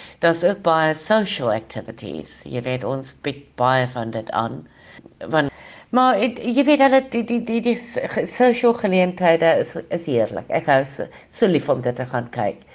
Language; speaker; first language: Afrikaans; non-native, local second language; English